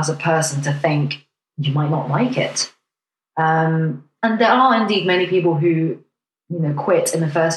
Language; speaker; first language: English; non-native, local second language; Cantonese